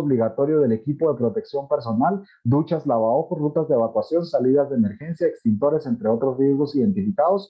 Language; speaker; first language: Spanish; native; Spanish